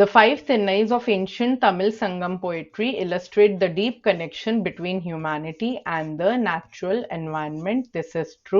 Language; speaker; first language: English; non-native, local second language; Hindi